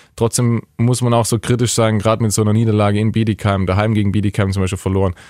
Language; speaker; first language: German; native; German